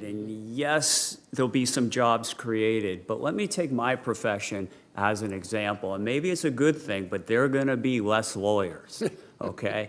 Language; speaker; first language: English; native; English